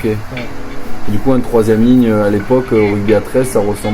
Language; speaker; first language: French; native; French